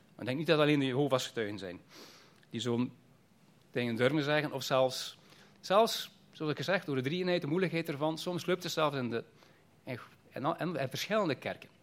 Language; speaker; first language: Dutch; native; Dutch